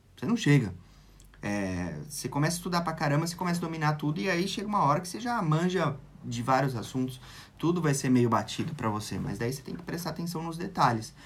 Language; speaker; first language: Portuguese; native; Portuguese